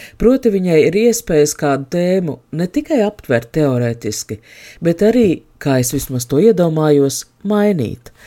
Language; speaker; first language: Latvian; native; Latvian